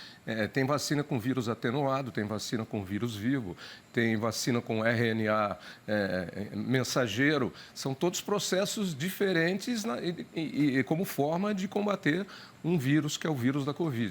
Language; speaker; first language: Portuguese; native; Portuguese